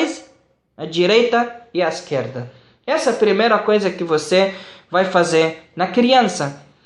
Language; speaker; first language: Portuguese; non-native, fluent; Arabic